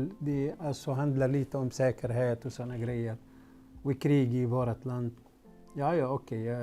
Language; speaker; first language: Swedish; non-native, fluent; Arabic